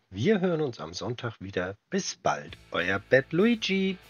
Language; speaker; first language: German; native; German